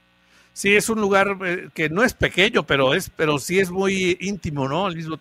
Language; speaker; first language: Spanish; native; Spanish